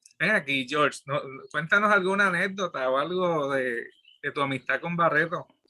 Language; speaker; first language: Spanish; native; Spanish